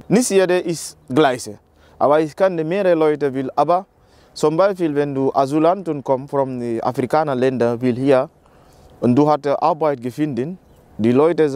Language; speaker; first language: German; non-native, learner; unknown